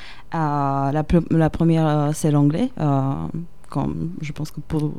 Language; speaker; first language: French; non-native, fluent; Slovak